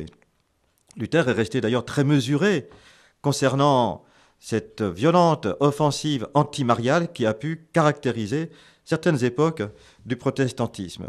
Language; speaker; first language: French; native; French